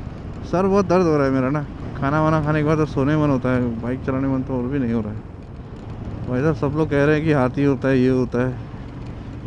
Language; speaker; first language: Hindi; non-native, local second language; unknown